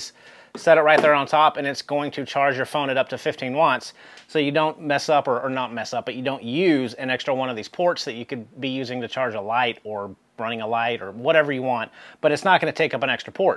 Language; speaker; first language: English; native; English